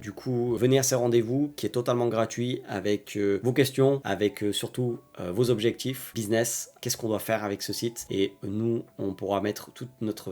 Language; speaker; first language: French; native; French